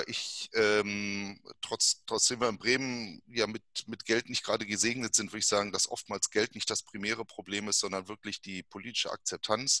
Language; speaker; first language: German; native; German